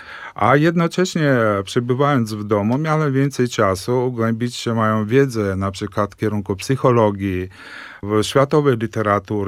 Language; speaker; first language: Polish; early bilingual, heritage; Polish